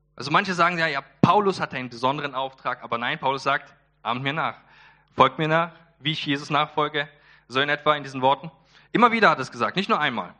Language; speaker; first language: German; early bilingual, other home language; Polish